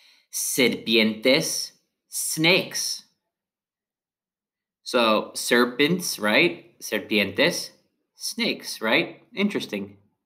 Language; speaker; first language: English; early bilingual, other home language; Spanish